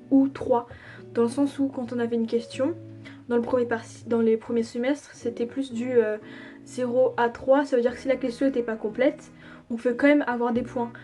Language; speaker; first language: French; native; French